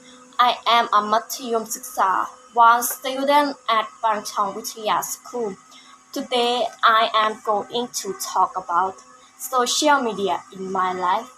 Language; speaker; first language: English; non-native, learner; Thai